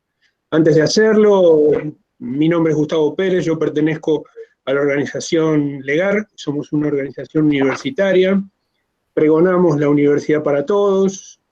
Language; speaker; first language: Spanish; native; Spanish